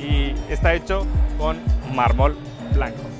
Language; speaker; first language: Spanish; non-native, fluent; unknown